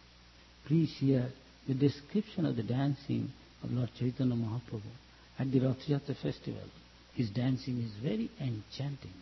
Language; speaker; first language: English; non-native, local second language; Bangla